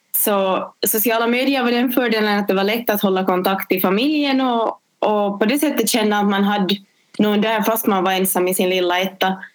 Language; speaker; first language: Swedish; native; Swedish